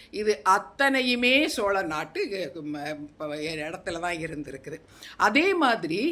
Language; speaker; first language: Tamil; non-native, local second language; Telugu